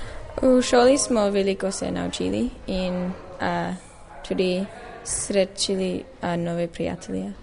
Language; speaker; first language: Slovenian; non-native, learner; English